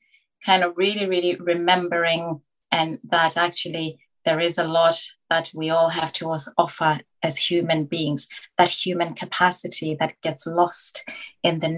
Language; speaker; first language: English; non-native, local second language; Tswana